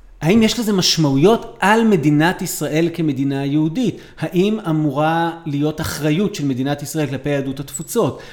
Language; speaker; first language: Hebrew; native; Hebrew